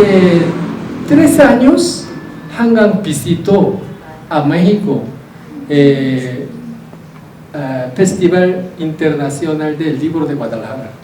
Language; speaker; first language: Spanish; non-native, learner; Korean